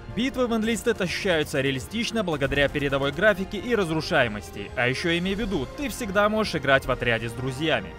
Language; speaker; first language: Russian; native; Russian